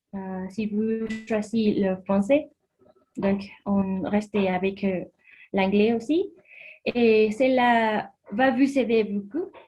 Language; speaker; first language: French; non-native, learner; Spanish